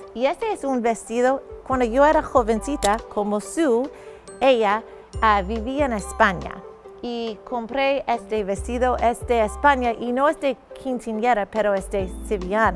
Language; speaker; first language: Spanish; non-native, fluent; English